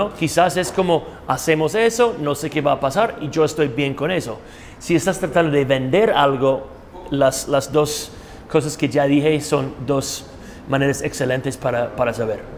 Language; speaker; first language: Spanish; non-native, fluent; English